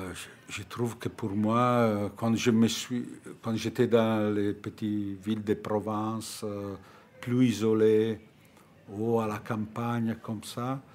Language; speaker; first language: French; non-native, fluent; Italian